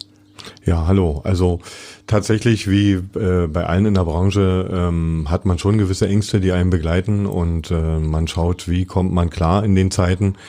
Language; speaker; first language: German; native; German